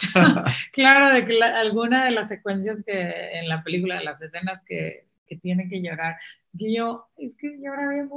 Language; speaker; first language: Spanish; native; Spanish